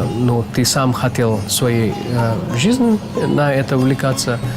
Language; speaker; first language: Russian; non-native, fluent; Tamil